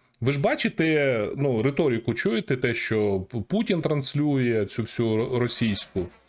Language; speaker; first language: Ukrainian; native; Ukrainian